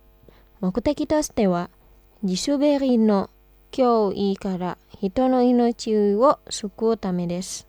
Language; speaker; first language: Japanese; non-native, fluent; Indonesian